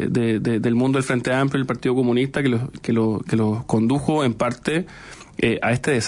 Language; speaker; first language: Spanish; native; Spanish